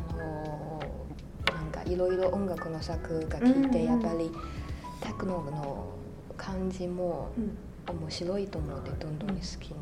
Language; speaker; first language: Japanese; non-native, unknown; Chinese